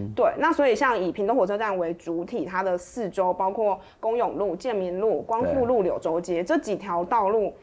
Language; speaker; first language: Chinese; native; Chinese